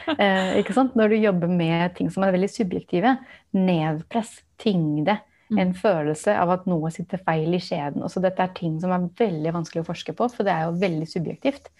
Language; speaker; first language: Norwegian; non-native, fluent; English